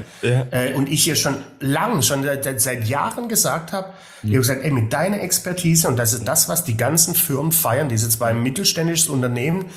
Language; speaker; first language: German; native; German